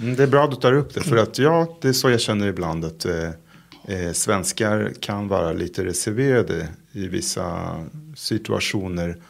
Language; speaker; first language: Swedish; non-native, fluent; Hebrew